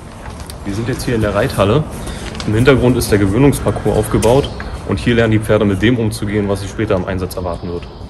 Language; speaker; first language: German; native; German